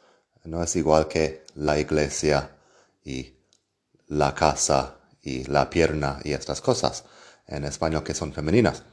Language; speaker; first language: Spanish; non-native, fluent; English